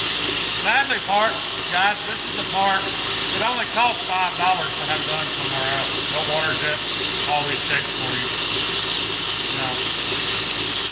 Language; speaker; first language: English; native; English